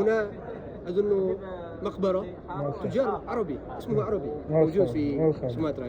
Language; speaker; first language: Arabic; non-native, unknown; Indonesian